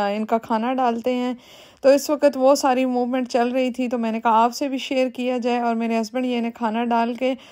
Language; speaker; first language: Urdu; native; Urdu